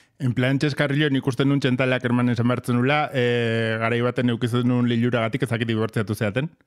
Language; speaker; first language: Basque; native; Basque